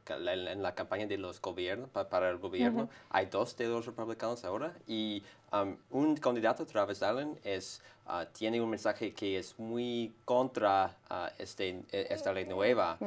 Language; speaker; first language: Spanish; non-native, fluent; English